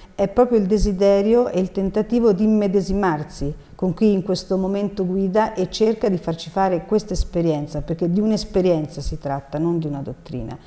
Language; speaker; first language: Italian; native; Italian